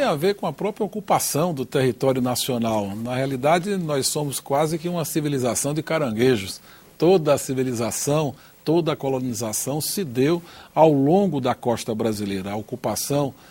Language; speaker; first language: Portuguese; native; Portuguese